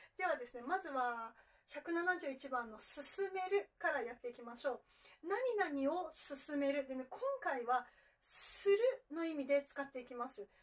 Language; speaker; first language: Japanese; native; Japanese